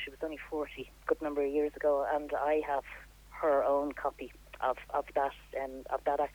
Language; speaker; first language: English; native; English